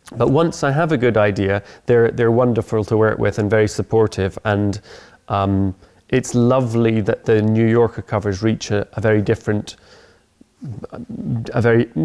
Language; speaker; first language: English; native; English